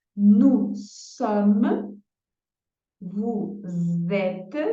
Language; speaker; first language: French; non-native, fluent; Portuguese